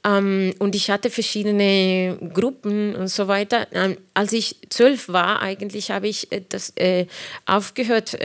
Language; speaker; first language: German; non-native, fluent; Spanish